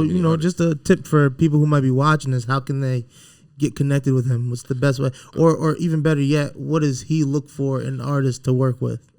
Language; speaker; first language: English; native; English